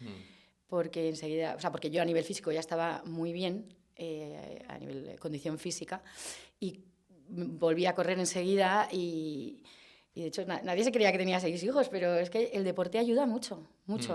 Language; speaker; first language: Spanish; native; Spanish